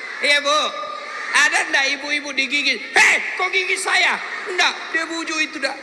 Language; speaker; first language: Indonesian; non-native, local second language; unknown